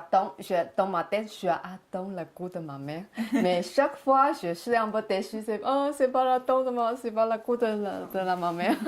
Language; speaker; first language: French; non-native, learner; Chinese